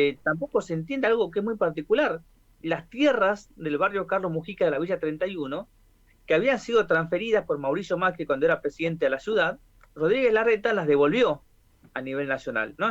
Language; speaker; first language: Spanish; native; Spanish